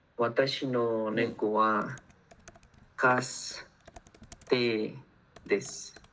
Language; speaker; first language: Japanese; non-native, learner; Spanish